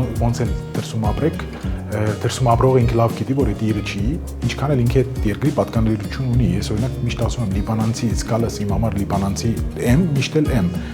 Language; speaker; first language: Armenian; early bilingual, heritage; Armenian